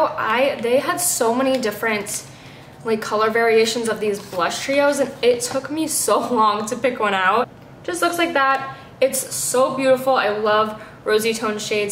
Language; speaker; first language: English; native; English